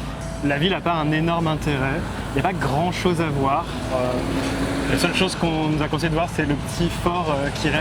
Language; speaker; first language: French; native; French